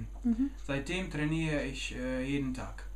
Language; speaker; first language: German; non-native, fluent; Slovenian